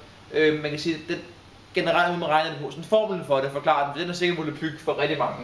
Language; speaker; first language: Danish; native; Danish